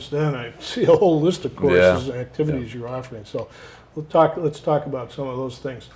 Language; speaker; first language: English; native; English